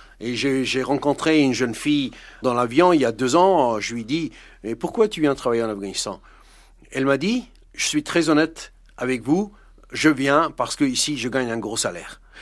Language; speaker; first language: French; non-native, fluent; Persian